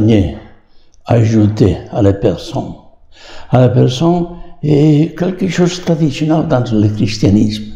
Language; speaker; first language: French; non-native, learner; Catalan